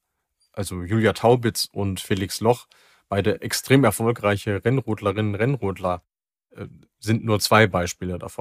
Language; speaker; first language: German; native; German